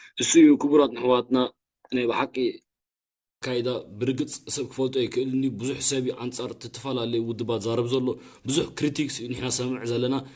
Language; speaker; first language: Tigrinya; early bilingual, heritage; Tigrinya